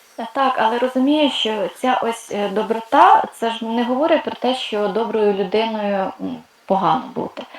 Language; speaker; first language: Ukrainian; non-native, local second language; Russian